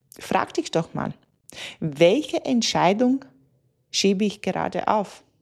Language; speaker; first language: German; non-native, fluent; Latvian